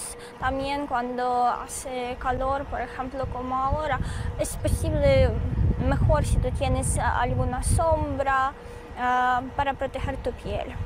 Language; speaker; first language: Spanish; non-native, learner; Ukrainian